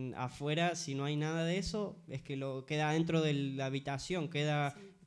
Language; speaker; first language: Spanish; native; Spanish